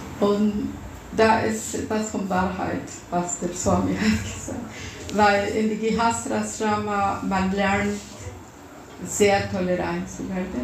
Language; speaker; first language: German; non-native, fluent; Russian